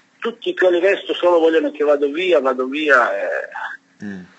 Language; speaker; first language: Italian; non-native, learner; Serbian